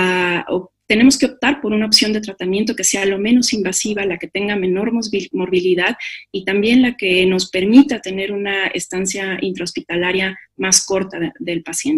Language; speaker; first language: Spanish; native; Spanish